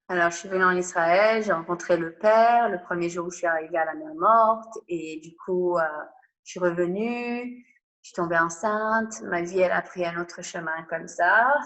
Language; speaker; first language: French; non-native, fluent; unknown